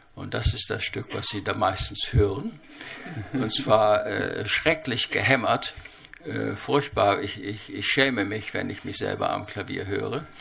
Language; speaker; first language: German; early bilingual, heritage; Chinese